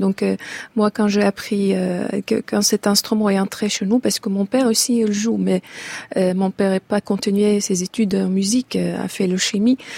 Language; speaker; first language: French; non-native, fluent; Arabic